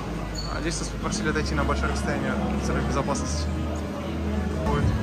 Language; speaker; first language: Russian; native; Russian